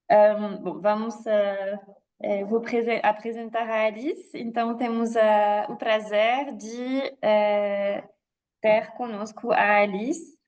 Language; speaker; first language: Portuguese; non-native, fluent; French